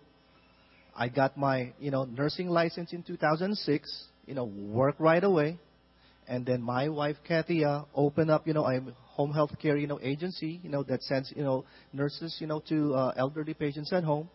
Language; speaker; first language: English; non-native, local second language; Filipino